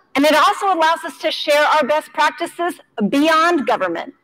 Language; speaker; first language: English; native; English